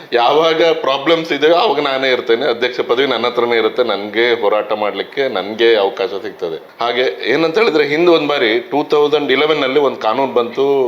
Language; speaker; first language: Kannada; native; Kannada